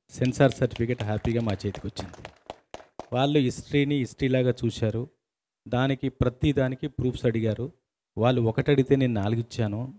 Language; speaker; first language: Telugu; native; Telugu